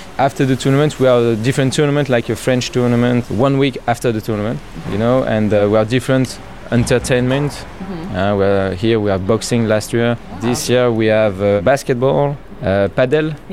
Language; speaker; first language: English; non-native, learner; French